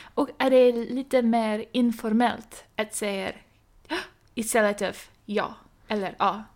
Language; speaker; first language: Swedish; non-native, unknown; English